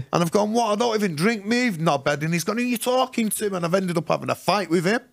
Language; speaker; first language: English; native; English